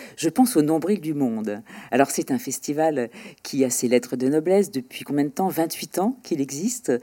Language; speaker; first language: French; native; French